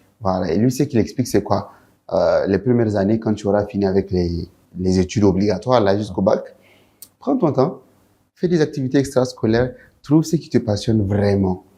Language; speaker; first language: French; non-native, local second language; Hausa